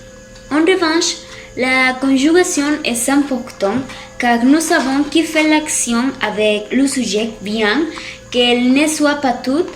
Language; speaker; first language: French; non-native, learner; Spanish